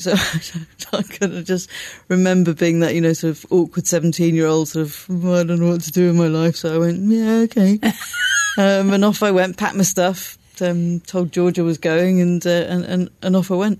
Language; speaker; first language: English; native; English